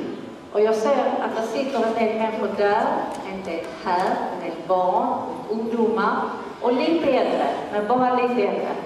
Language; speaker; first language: Swedish; non-native, fluent; Italian